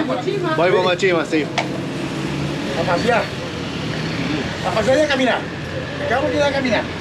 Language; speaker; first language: Spanish; non-native, learner; English